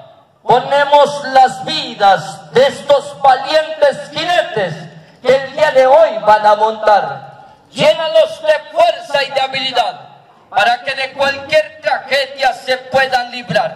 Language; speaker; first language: Spanish; native; Spanish